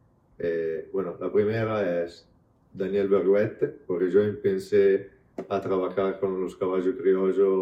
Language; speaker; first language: Spanish; non-native, fluent; Italian